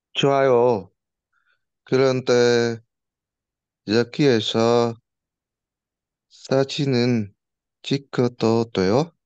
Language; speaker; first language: Korean; non-native, learner; Vietnamese